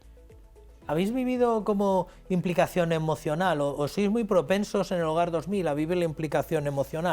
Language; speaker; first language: Spanish; native; Spanish